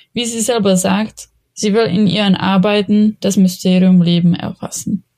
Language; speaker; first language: German; non-native, fluent; Czech